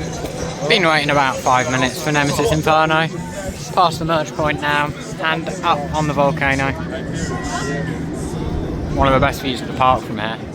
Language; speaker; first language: English; native; English